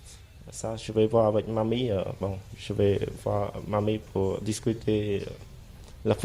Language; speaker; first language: French; non-native, fluent; Khmer